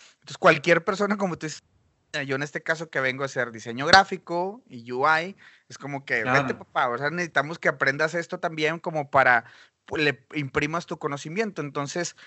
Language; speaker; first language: Spanish; native; Spanish